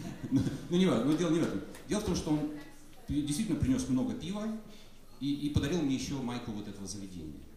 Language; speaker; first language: Russian; native; Russian